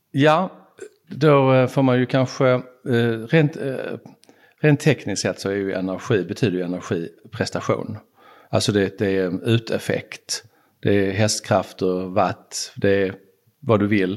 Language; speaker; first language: Swedish; native; Swedish